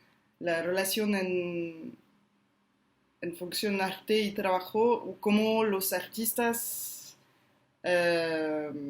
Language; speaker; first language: Spanish; non-native, fluent; French